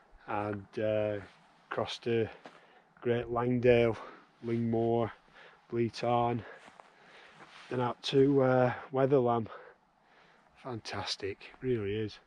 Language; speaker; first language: English; native; English